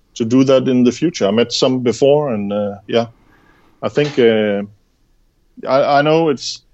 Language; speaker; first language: English; non-native, fluent; Danish